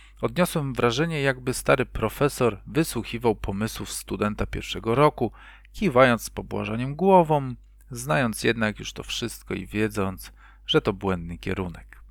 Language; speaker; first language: Polish; native; Polish